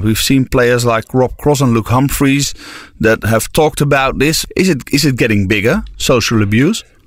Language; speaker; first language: English; non-native, fluent; Dutch